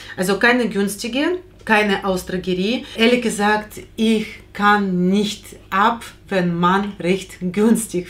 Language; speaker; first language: German; non-native, fluent; Russian